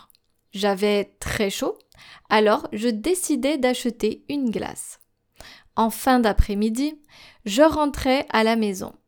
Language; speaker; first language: French; non-native, fluent; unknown